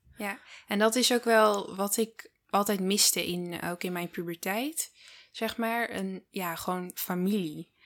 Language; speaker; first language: Dutch; early bilingual, other home language; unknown